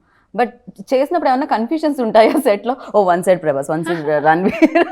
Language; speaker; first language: Telugu; native; Telugu